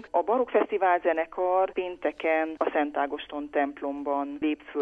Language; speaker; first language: Hungarian; native; Hungarian